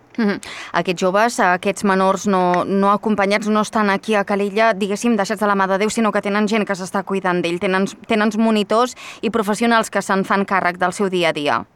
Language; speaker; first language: Catalan; native; Catalan